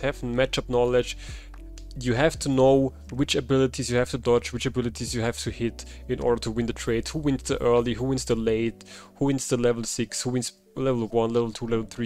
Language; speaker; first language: English; non-native, fluent; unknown